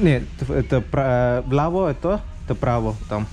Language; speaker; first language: Russian; non-native, learner; Tamil